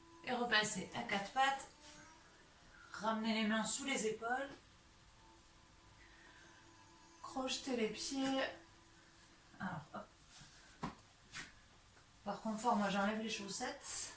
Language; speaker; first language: French; native; French